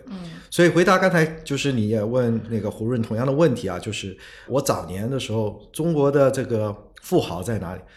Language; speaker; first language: Chinese; native; Chinese